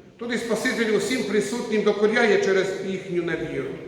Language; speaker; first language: Ukrainian; non-native, learner; Croatian